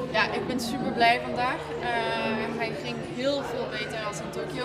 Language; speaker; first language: Dutch; non-native, fluent; French